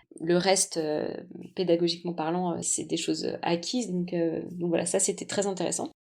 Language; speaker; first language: French; native; French